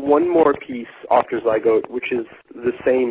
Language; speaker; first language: English; native; English